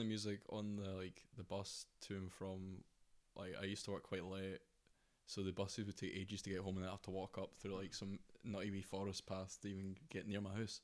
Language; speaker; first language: English; native; English